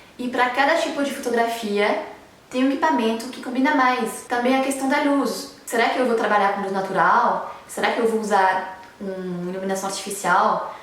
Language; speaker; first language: Portuguese; non-native, fluent; French